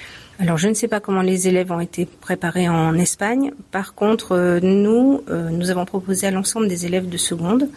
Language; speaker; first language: French; native; French